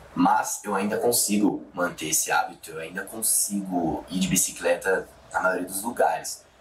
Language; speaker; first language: Portuguese; native; Portuguese